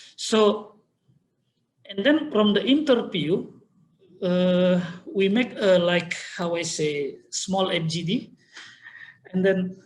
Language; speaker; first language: English; non-native, fluent; Indonesian